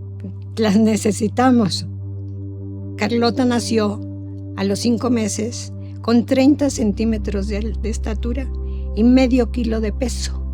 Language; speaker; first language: Spanish; native; Spanish